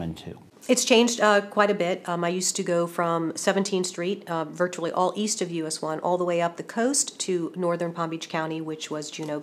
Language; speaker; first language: English; native; English